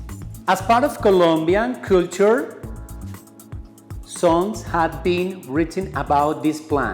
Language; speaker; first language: English; non-native, fluent; Spanish